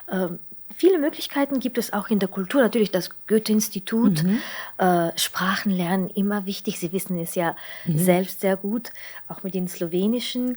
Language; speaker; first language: German; non-native, fluent; Slovenian